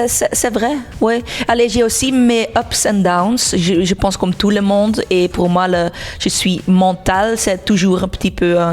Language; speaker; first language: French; non-native, local second language; Dutch